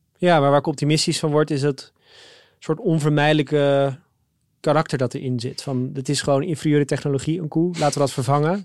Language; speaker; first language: Dutch; native; Dutch